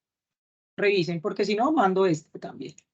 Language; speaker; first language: Spanish; native; Spanish